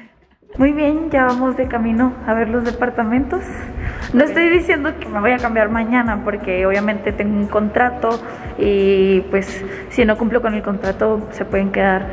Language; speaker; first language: Spanish; native; Spanish